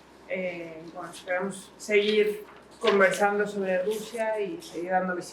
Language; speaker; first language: Spanish; native; Spanish